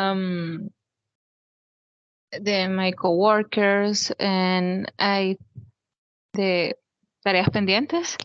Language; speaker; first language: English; non-native, learner; Spanish